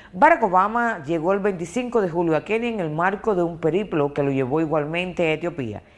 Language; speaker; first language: Spanish; non-native, fluent; Portuguese